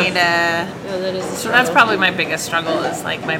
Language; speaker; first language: English; native; English